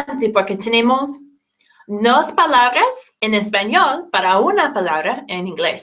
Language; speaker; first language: Spanish; non-native, fluent; English